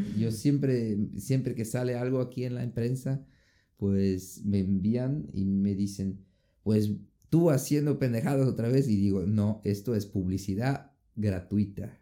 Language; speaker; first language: Spanish; non-native, fluent; Portuguese